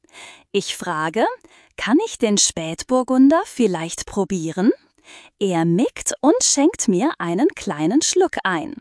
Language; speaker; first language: German; non-native, fluent; Turkish